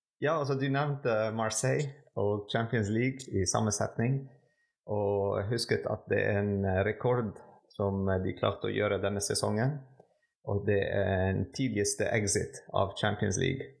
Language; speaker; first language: Norwegian; non-native, fluent; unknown